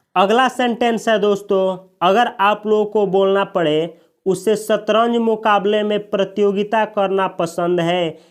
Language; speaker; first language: Hindi; native; Hindi